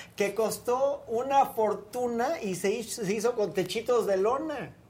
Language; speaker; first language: Spanish; native; Spanish